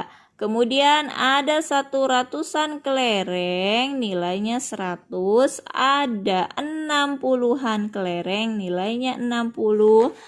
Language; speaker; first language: Indonesian; native; Indonesian